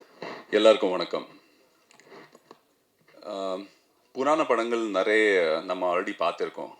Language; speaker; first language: Tamil; non-native, fluent; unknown